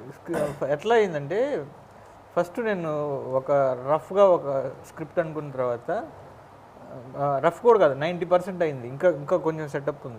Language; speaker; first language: Telugu; native; Telugu